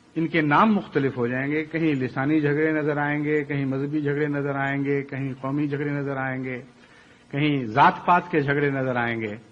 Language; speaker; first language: Urdu; native; Urdu